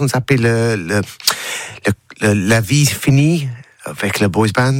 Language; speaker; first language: French; non-native, learner; English